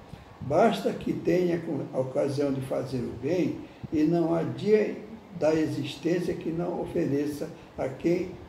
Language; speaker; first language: Portuguese; native; Portuguese